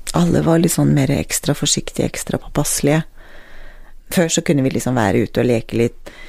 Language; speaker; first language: Norwegian; early bilingual, other home language; Persian